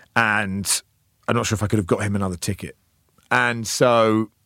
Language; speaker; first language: English; native; English